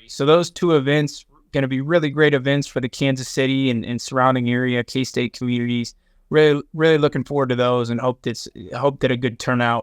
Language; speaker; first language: English; native; English